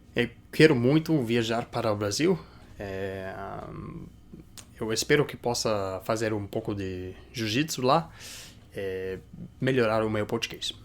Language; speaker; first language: Portuguese; non-native, fluent; English